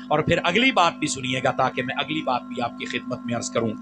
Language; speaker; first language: Urdu; non-native, local second language; Punjabi